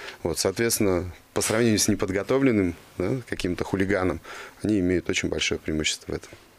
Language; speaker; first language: Russian; native; Russian